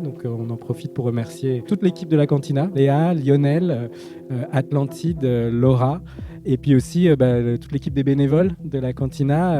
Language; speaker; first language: French; native; French